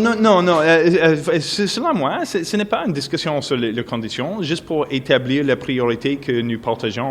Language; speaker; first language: French; non-native, local second language; English